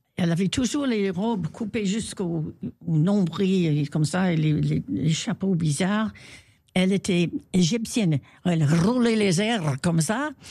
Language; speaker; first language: French; non-native, fluent; English